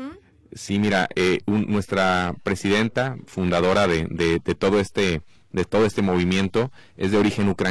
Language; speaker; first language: Spanish; native; Spanish